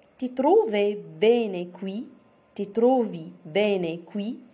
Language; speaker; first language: Italian; non-native, fluent; Arabic